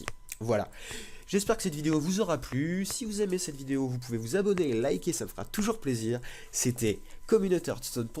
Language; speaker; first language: French; native; French